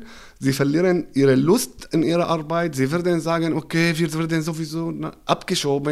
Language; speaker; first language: German; non-native, fluent; Arabic